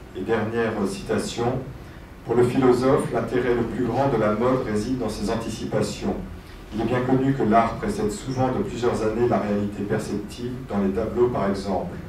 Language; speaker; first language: French; native; French